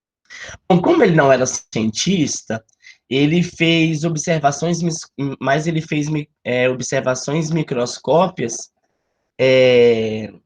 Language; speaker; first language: Portuguese; native; Portuguese